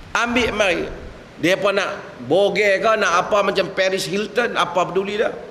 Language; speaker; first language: Malay; native; Malay